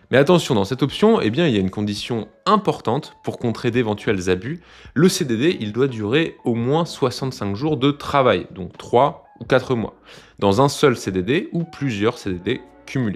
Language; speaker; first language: French; native; French